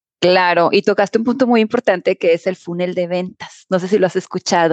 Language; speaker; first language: Spanish; native; Spanish